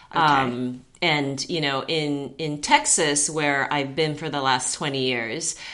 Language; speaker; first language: English; early bilingual, heritage; Chinese